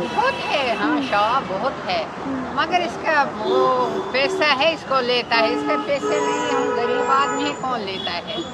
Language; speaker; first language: Hindi; non-native, local second language; Kashmiri